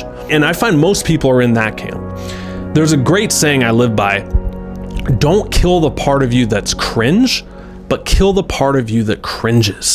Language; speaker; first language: English; native; English